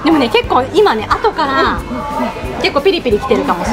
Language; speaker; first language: Japanese; native; Japanese